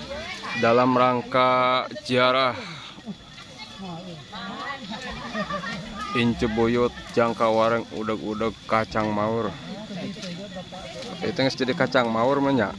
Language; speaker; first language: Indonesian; non-native, local second language; Sundanese